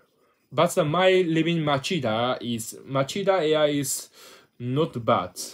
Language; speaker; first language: English; non-native, learner; Japanese